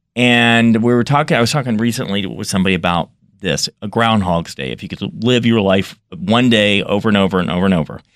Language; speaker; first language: English; native; English